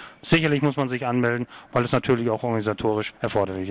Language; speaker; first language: German; native; German